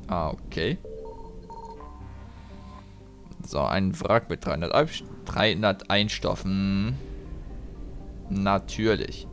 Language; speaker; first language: German; native; German